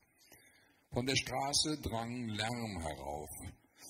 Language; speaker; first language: German; native; German